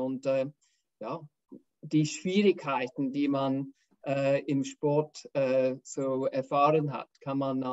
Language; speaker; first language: German; non-native, fluent; English